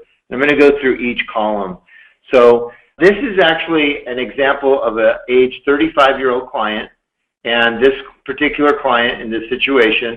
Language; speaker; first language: English; native; English